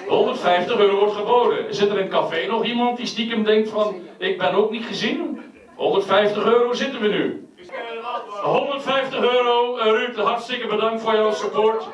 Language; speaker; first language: Dutch; native; Dutch